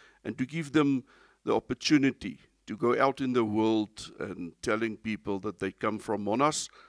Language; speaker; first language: English; non-native, local second language; Afrikaans